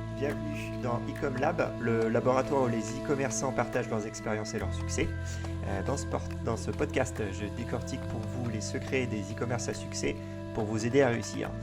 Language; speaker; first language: French; native; French